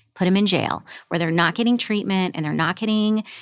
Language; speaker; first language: English; native; English